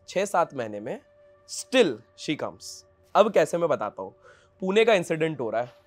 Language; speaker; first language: Hindi; non-native, local second language; Odia